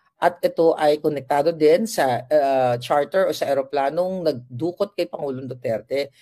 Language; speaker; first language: Filipino; non-native, local second language; Hiligaynon